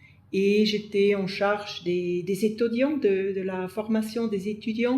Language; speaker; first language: French; non-native, fluent; German